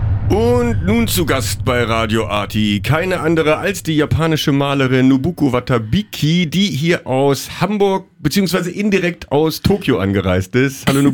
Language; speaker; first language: German; native; German